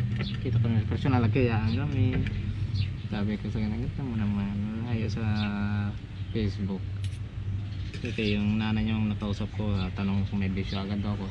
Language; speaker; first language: Filipino; non-native, local second language; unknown